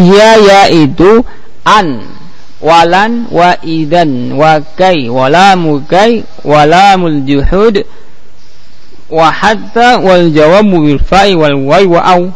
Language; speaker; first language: Arabic; non-native, fluent; Indonesian